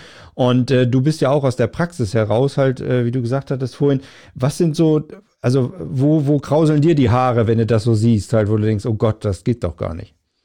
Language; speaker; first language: German; native; German